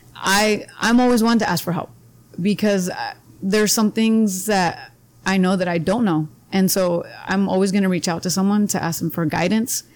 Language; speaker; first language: English; native; English